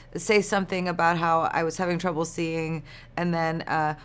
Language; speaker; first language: English; native; English